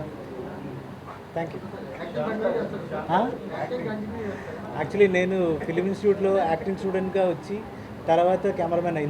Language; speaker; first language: Telugu; non-native, fluent; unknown